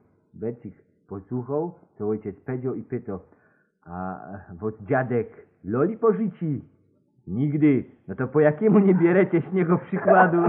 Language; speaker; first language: Polish; native; Polish